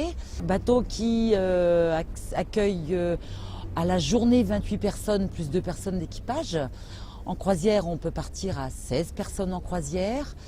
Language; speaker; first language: French; native; French